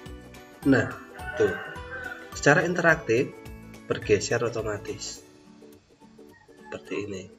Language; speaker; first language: Indonesian; native; Indonesian